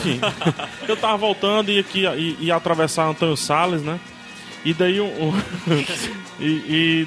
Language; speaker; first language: Portuguese; native; Portuguese